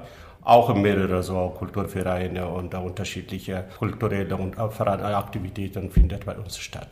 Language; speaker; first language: German; non-native, learner; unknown